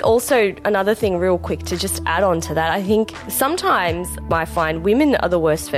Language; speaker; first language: English; non-native, local second language; Memoni